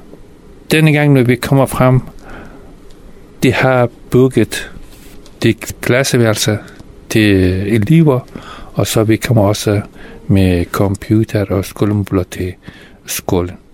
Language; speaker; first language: Danish; non-native, fluent; Persian